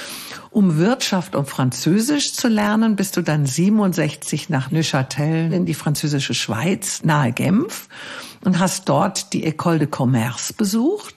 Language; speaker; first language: German; native; German